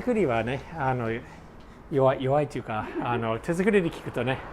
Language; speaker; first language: Japanese; non-native, learner; English